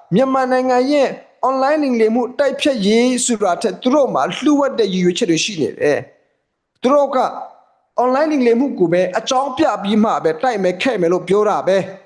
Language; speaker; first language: Burmese; native; Burmese